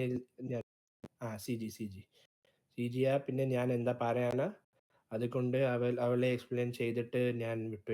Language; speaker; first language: Malayalam; early bilingual, heritage; Malayalam